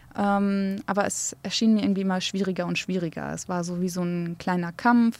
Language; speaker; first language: German; early bilingual, other home language; Central Kurdish